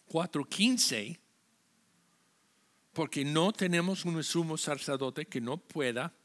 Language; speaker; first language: Spanish; non-native, fluent; English